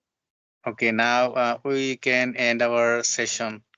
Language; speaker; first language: English; non-native, learner; Bangla